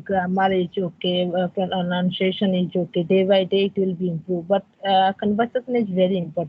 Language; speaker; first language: English; non-native, learner; Odia